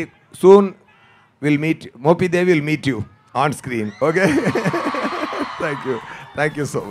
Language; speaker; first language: Telugu; non-native, learner; Tamil